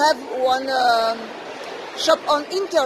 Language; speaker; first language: English; non-native, learner; French